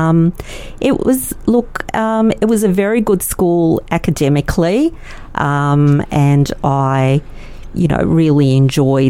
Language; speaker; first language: English; non-native, local second language; Yiddish